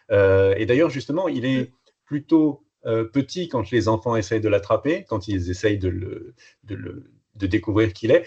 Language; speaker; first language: French; native; French